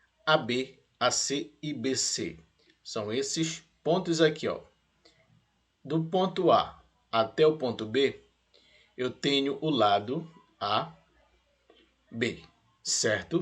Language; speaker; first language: Portuguese; native; Portuguese